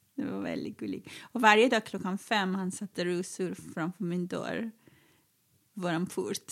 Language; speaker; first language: Swedish; non-native, fluent; Persian